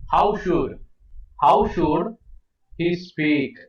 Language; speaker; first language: English; non-native, local second language; Marathi